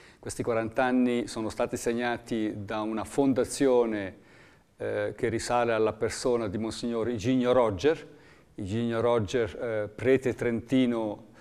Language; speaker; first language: Italian; native; Italian